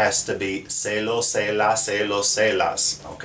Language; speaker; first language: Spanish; non-native, fluent; English